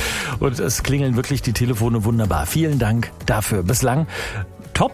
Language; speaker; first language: German; native; German